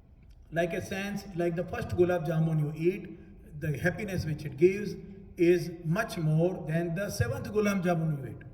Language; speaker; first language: English; non-native, local second language; Hindi